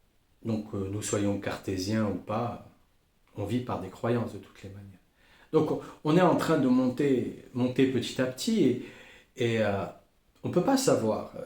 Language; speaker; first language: French; native; French